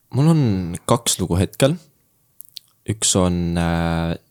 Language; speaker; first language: Estonian; native; Estonian